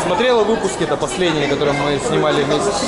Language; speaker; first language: Russian; native; Russian